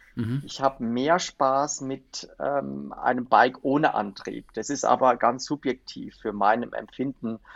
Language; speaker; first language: German; native; German